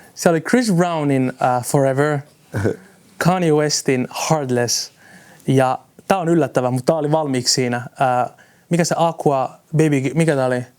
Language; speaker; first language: Finnish; early bilingual, other home language; Somali